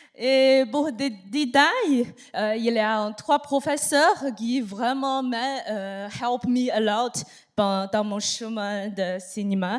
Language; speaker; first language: French; non-native, learner; Chinese